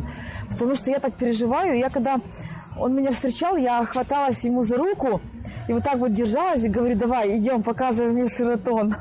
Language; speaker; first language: Russian; native; Russian